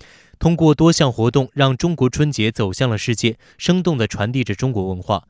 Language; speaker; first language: Chinese; native; Chinese